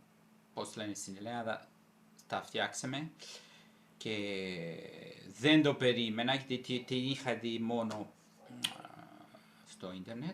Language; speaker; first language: Greek; non-native, fluent; Italian